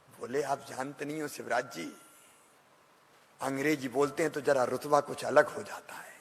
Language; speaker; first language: Hindi; native; Hindi